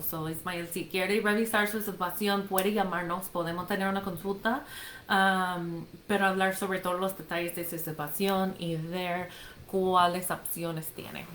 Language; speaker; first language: Spanish; non-native, fluent; English